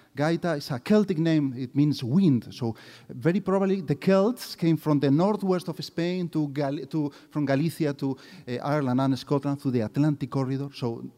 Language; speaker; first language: English; non-native, fluent; Spanish